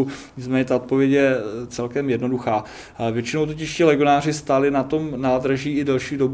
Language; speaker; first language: Czech; native; Czech